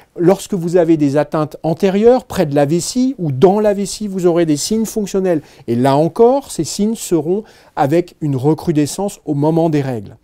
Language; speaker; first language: French; native; French